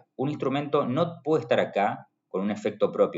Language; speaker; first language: Spanish; native; Spanish